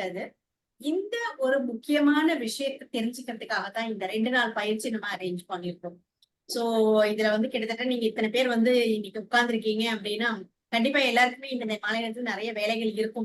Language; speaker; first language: Tamil; native; Tamil